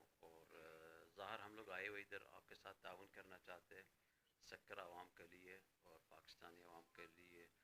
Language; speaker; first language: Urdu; non-native, fluent; Arabic